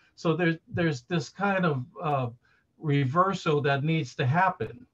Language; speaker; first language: English; native; English